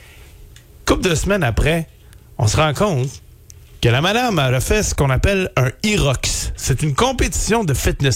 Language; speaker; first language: French; native; French